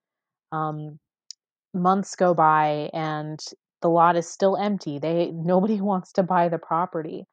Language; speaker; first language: English; native; English